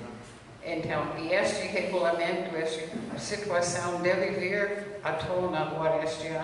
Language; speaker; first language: Portuguese; non-native, fluent; English